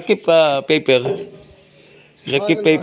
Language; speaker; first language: Arabic; non-native, learner; Filipino